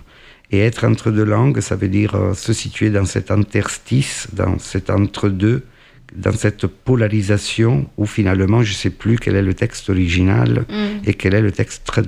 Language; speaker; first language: French; non-native, fluent; Italian